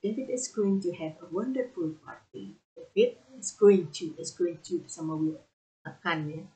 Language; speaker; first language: English; non-native, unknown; Indonesian